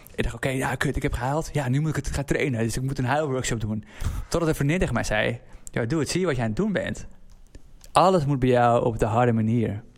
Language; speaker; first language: Dutch; native; Dutch